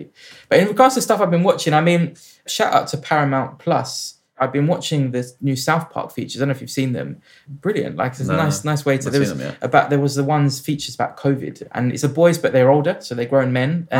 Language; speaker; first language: English; native; English